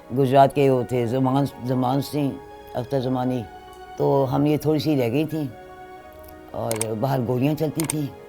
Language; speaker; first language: Urdu; native; Urdu